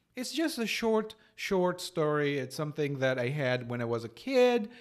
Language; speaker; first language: English; non-native, fluent; Portuguese